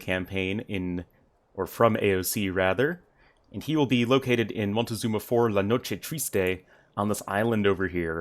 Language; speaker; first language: English; native; English